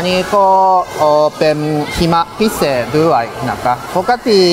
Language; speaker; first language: Thai; non-native, learner; Japanese